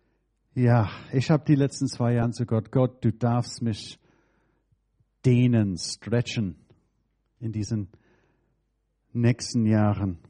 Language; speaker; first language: German; non-native, fluent; English